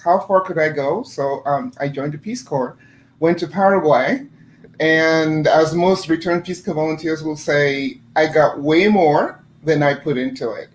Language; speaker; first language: English; non-native, fluent; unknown